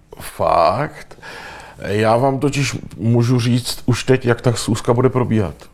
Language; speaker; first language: Czech; native; Czech